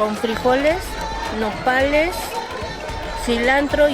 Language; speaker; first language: Spanish; early bilingual, heritage; English